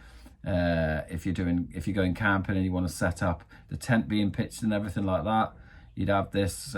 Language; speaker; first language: English; native; English